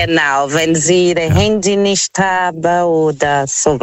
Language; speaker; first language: German; non-native, fluent; Portuguese